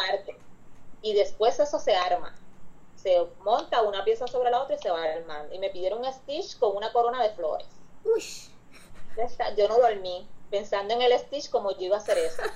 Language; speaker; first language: Spanish; native; Spanish